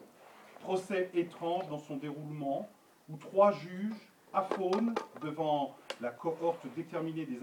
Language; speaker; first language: French; native; French